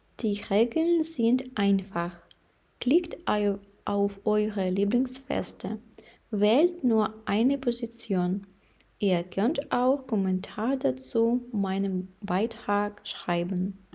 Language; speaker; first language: German; non-native, fluent; Ukrainian